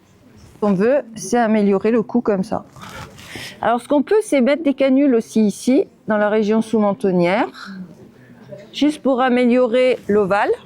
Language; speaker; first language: French; native; French